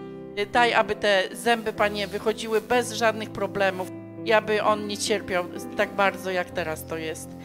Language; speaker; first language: Polish; native; Polish